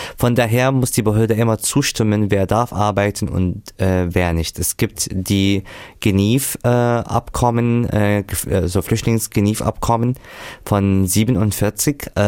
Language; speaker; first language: German; non-native, fluent; Arabic